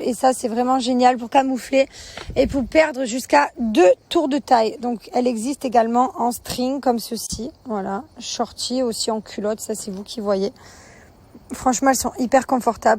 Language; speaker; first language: French; native; French